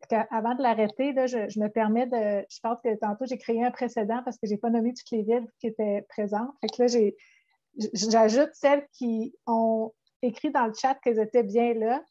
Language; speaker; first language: French; native; French